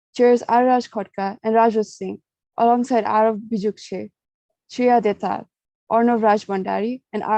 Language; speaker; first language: English; non-native, local second language; Nepali